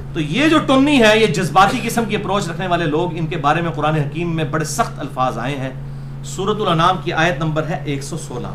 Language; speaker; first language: Urdu; non-native, local second language; Punjabi